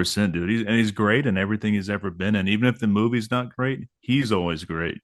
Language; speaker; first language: English; native; English